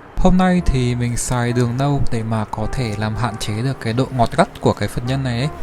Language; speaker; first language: Vietnamese; native; Vietnamese